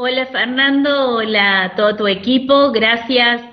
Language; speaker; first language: Spanish; native; Spanish